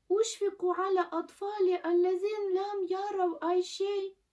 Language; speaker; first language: Arabic; non-native, fluent; Ukrainian